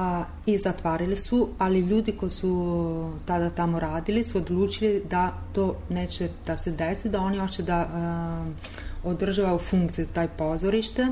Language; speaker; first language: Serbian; non-native, learner; Italian